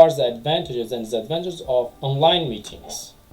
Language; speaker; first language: English; non-native, fluent; Tajik